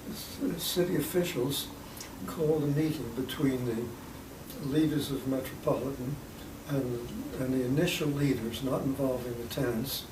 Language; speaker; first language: English; native; English